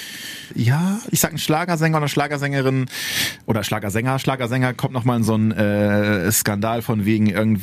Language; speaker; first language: German; native; German